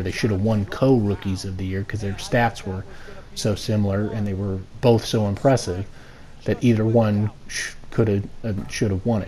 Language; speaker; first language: English; native; English